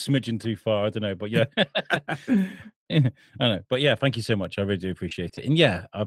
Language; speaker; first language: English; native; English